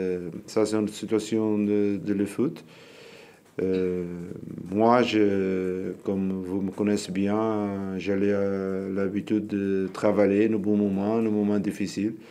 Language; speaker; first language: French; non-native, learner; Portuguese